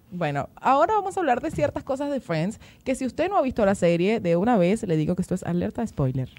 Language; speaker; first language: Spanish; native; Spanish